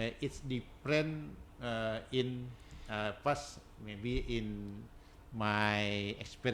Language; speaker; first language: English; non-native, learner; Indonesian